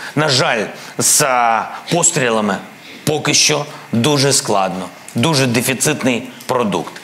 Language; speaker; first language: Ukrainian; non-native, local second language; Russian